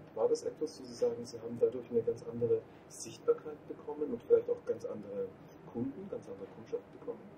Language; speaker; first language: German; native; German